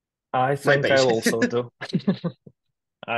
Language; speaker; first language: English; non-native, learner; Ukrainian